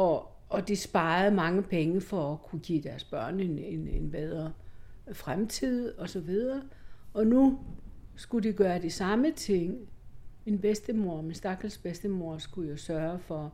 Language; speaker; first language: Danish; non-native, fluent; Greek